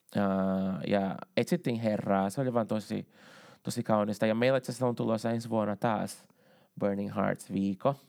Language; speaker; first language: Finnish; non-native, fluent; Portuguese